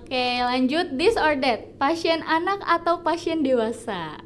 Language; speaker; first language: Indonesian; native; Indonesian